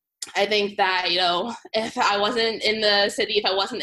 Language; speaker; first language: English; native; English